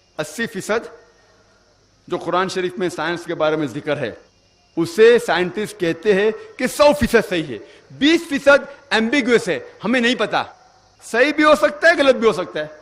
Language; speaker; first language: Urdu; non-native, local second language; Konkani